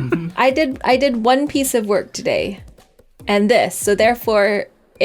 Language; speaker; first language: English; native; English